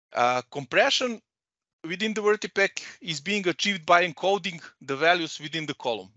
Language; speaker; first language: English; non-native, fluent; Serbian